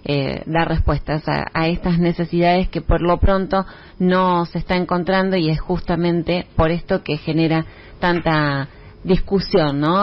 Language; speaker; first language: Spanish; native; Spanish